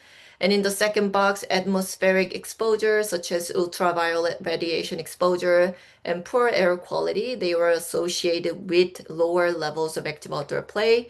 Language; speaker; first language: English; non-native, fluent; Korean